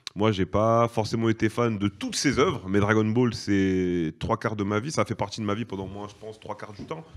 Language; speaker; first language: French; native; French